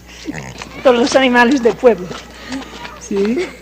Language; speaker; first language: Spanish; non-native, fluent; English